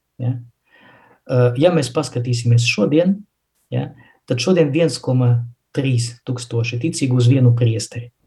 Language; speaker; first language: Latvian; non-native, local second language; Russian